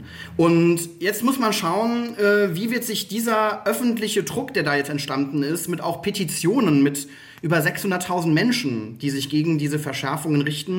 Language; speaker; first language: German; native; German